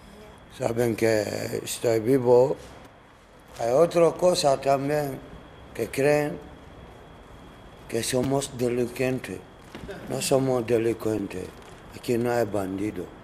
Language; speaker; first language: Spanish; non-native, learner; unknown